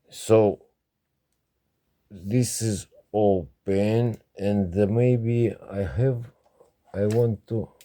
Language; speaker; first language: English; non-native, learner; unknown